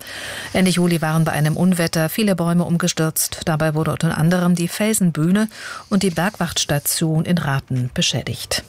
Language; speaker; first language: German; native; German